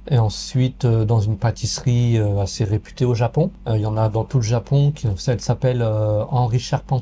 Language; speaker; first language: French; native; French